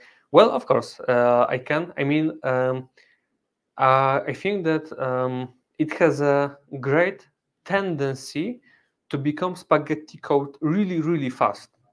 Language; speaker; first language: English; non-native, fluent; Polish